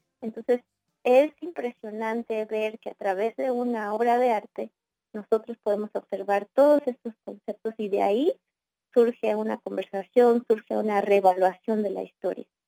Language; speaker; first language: Spanish; native; Spanish